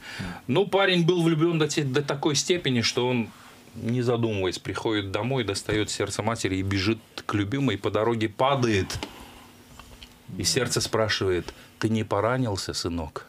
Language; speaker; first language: Russian; non-native, local second language; Azerbaijani